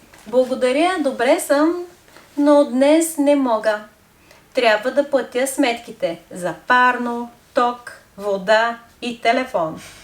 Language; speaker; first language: Bulgarian; non-native, fluent; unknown